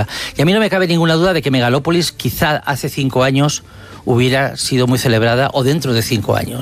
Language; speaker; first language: Spanish; native; Spanish